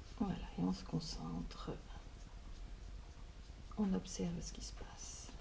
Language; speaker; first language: French; native; French